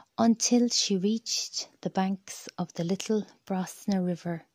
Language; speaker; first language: English; native; English